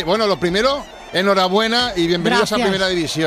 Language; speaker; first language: Spanish; native; Spanish